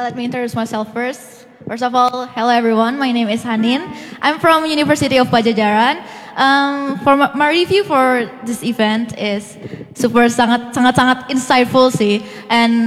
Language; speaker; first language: English; non-native, fluent; Indonesian